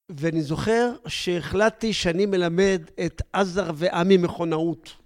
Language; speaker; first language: Hebrew; native; Hebrew